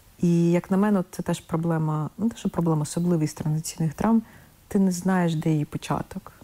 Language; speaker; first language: Ukrainian; non-native, local second language; Russian